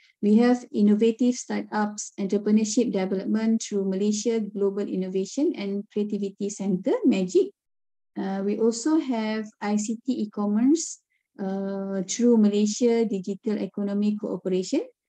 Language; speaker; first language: English; non-native, local second language; Malay